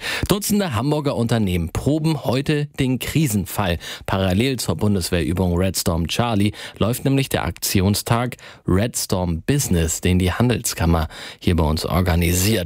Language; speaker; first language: German; native; German